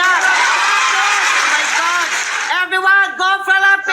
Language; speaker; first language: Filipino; non-native, local second language; Cebuano